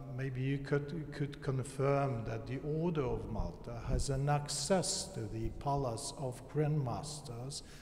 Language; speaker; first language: English; non-native, fluent; Polish